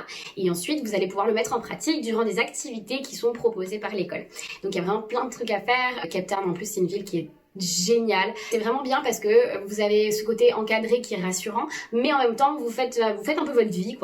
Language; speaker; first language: French; native; French